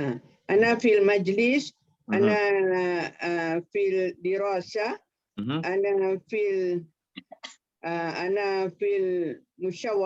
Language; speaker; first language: Arabic; non-native, learner; Malay